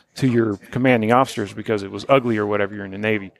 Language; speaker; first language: English; early bilingual, other home language; Polish